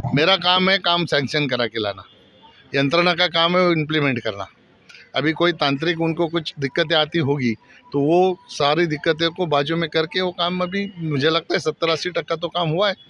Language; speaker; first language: Hindi; non-native, local second language; Marathi